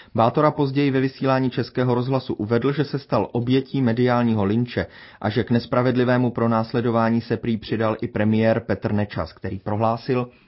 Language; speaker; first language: Czech; native; Czech